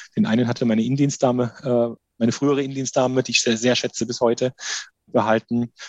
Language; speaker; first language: German; native; German